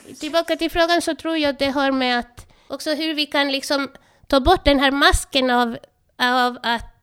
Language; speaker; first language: Swedish; non-native, fluent; Spanish